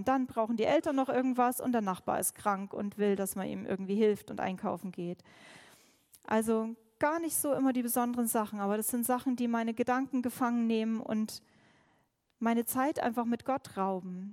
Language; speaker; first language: German; native; German